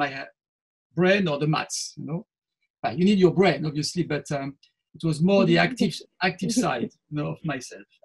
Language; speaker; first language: English; non-native, fluent; French